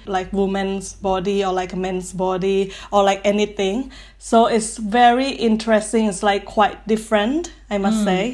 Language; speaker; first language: English; non-native, learner; Thai